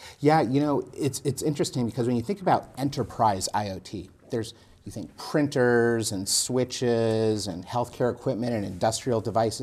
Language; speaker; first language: English; native; English